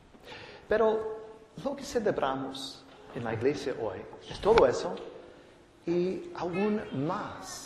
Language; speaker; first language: Spanish; non-native, fluent; English